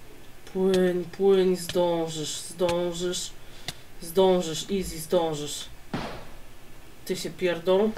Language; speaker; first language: Polish; native; Polish